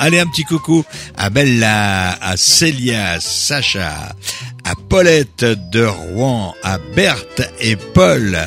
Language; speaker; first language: French; native; French